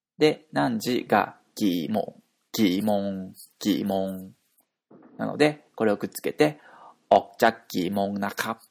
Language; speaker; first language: Japanese; native; Japanese